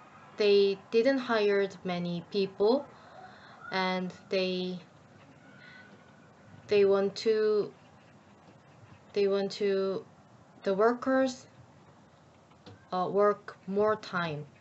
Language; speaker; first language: English; non-native, learner; Korean